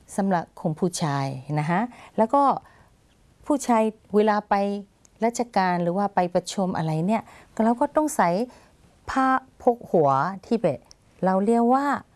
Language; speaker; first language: Thai; non-native, fluent; Burmese